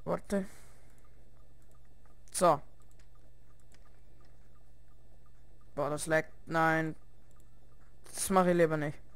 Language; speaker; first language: German; early bilingual, other home language; Russian